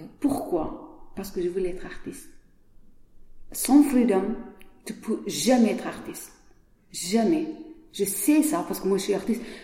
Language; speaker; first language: French; non-native, learner; Persian